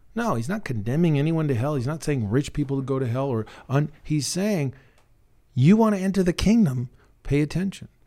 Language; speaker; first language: English; native; English